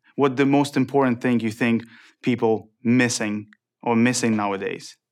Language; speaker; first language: English; non-native, fluent; Ukrainian